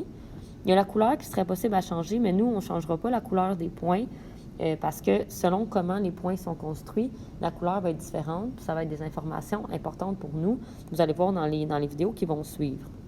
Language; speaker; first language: French; native; French